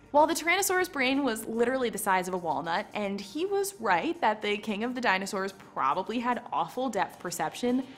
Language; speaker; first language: English; native; English